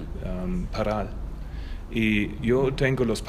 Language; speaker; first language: Spanish; non-native, learner; German